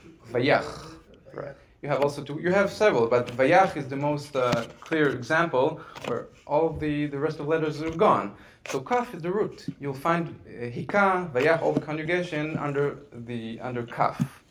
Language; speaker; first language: English; non-native, fluent; Hebrew